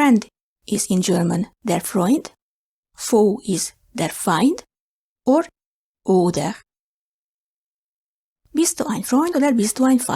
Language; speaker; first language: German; non-native, fluent; Hungarian